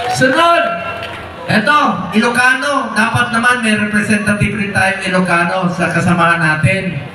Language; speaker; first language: Filipino; non-native, local second language; Cebuano